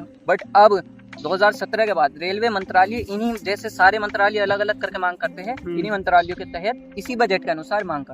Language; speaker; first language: Hindi; native; Hindi